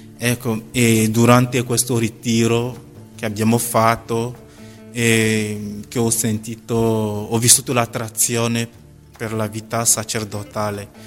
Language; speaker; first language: Italian; non-native, fluent; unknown